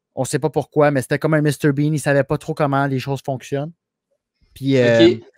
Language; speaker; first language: French; native; French